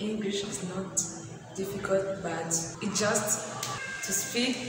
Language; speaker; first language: English; non-native, learner; Rundi